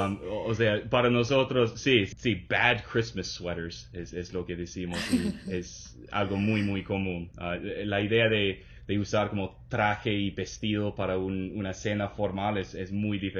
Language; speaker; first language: Spanish; non-native, fluent; English